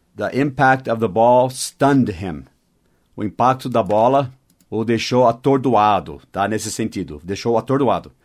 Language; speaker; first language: Portuguese; non-native, fluent; English